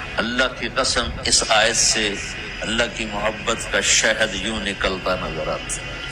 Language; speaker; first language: Urdu; non-native, local second language; Punjabi